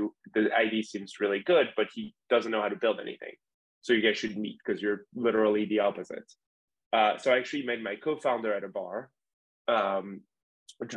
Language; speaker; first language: English; non-native, fluent; French